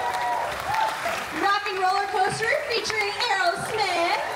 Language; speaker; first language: English; native; English